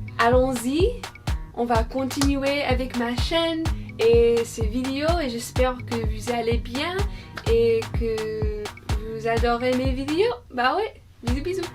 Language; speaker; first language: French; non-native, fluent; English